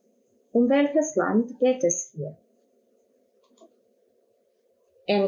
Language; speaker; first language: German; non-native, fluent; Croatian